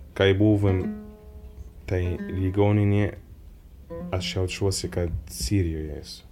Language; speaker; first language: Lithuanian; non-native, learner; Arabic